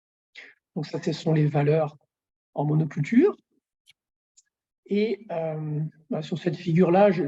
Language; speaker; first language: French; native; French